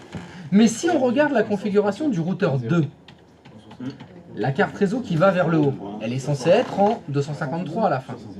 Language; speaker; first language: French; native; French